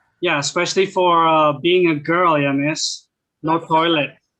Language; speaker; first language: English; non-native, fluent; Indonesian